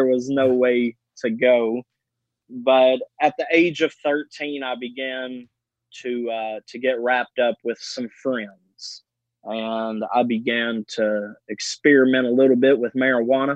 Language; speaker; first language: English; native; English